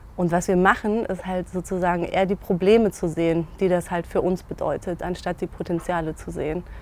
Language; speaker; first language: German; native; German